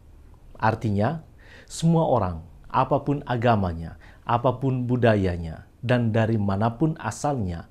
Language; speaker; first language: Indonesian; native; Indonesian